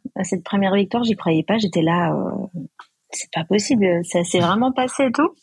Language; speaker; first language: French; native; French